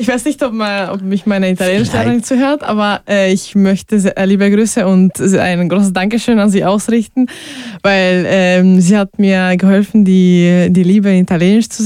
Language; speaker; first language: German; non-native, fluent; Ukrainian